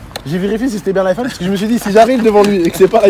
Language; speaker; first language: French; native; French